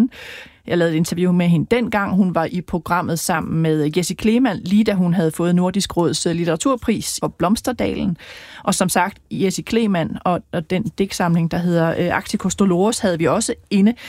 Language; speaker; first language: Danish; native; Danish